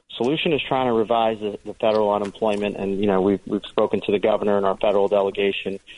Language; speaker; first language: English; early bilingual, other home language; Hindi